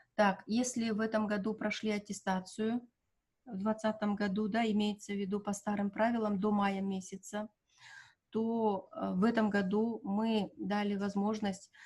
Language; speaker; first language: Russian; non-native, local second language; Kazakh